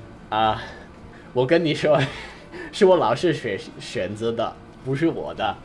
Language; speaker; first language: Chinese; non-native, fluent; English